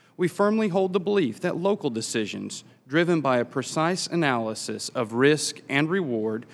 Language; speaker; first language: English; native; English